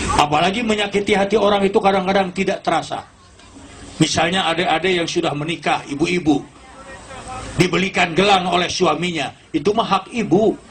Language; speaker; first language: Indonesian; non-native, local second language; Sundanese